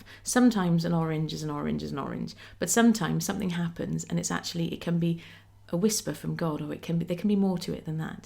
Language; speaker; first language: English; native; English